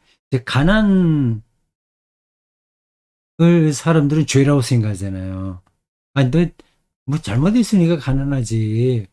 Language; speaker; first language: Korean; native; Korean